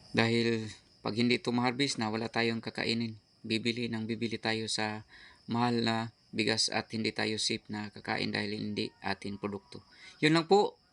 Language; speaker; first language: Filipino; non-native, local second language; Cebuano